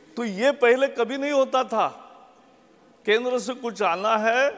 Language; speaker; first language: Hindi; non-native, local second language; Marathi